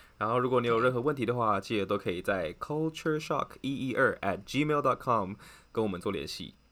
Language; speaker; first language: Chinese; native; Chinese